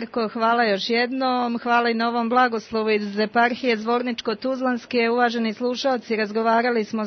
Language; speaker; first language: Serbian; native; Serbian